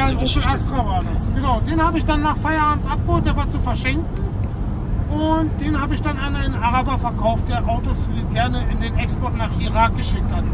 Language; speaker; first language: German; native; German